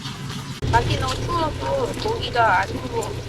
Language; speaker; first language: Korean; non-native, learner; English